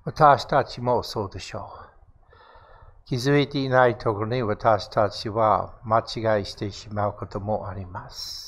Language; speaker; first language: Japanese; non-native, fluent; English